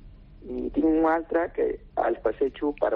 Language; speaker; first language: Catalan; non-native, local second language; Spanish